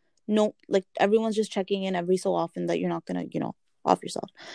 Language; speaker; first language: English; non-native, local second language; Hindi